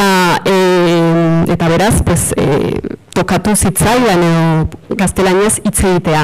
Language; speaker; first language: Basque; non-native, fluent; Spanish